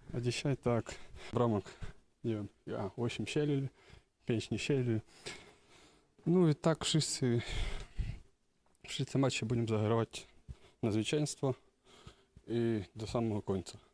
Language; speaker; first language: Polish; non-native, learner; Ukrainian